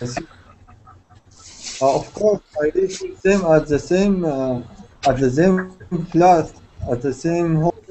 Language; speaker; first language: English; non-native, learner; Arabic